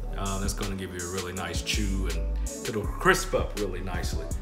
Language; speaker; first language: English; native; English